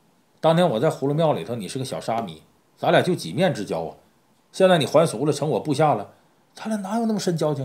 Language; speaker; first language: Chinese; native; Chinese